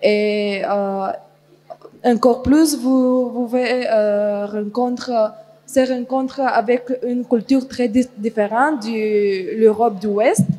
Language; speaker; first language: French; non-native, fluent; Bulgarian